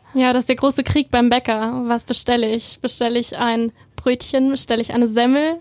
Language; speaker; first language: German; native; German